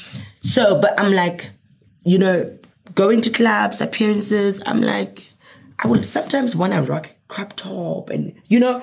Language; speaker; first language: English; non-native, local second language; Southern Sotho